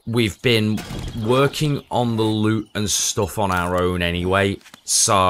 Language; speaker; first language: English; native; English